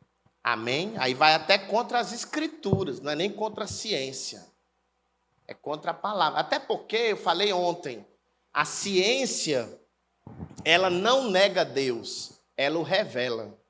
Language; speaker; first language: Portuguese; native; Portuguese